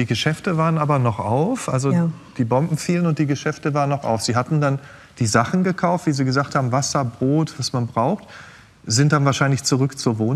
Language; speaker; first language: German; native; German